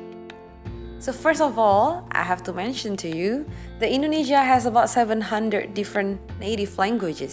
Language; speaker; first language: English; non-native, fluent; Indonesian